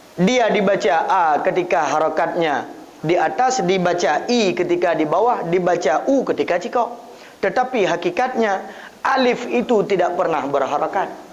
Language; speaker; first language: Malay; non-native, local second language; Achinese